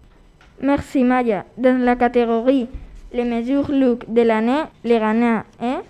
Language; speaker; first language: French; non-native, learner; Spanish